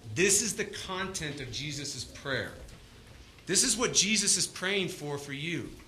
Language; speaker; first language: English; native; English